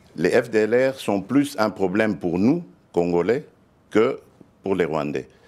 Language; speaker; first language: French; non-native, local second language; Luba-Lulua